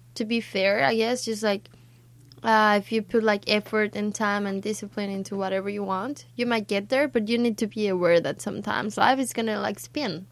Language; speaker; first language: English; non-native, fluent; Spanish